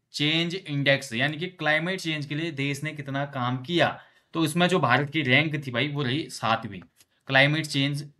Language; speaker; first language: Hindi; native; Hindi